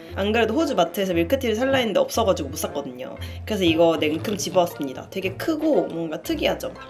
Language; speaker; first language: Korean; native; Korean